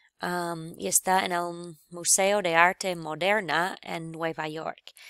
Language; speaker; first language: Spanish; non-native, fluent; English